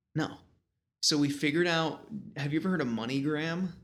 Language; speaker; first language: English; native; English